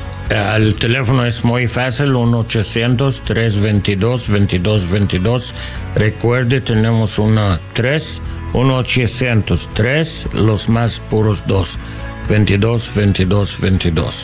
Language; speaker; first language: Spanish; non-native, learner; English